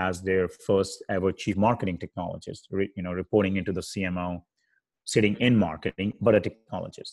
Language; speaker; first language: English; non-native, local second language; Hindi